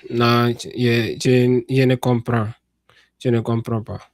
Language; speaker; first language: French; non-native, learner; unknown